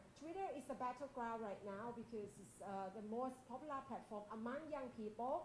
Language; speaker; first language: English; non-native, fluent; Thai